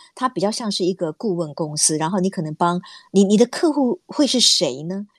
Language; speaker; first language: Chinese; native; Chinese